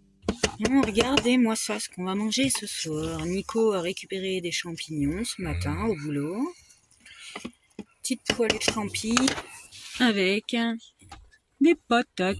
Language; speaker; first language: French; native; French